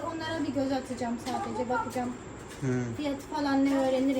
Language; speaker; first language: Turkish; non-native, fluent; Urdu